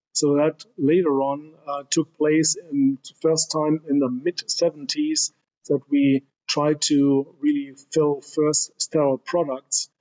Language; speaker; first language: English; non-native, fluent; German